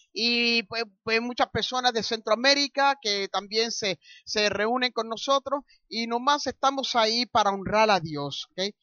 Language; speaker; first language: Spanish; early bilingual, heritage; Spanish